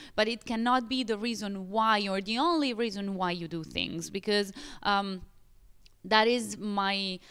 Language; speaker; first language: English; non-native, fluent; Italian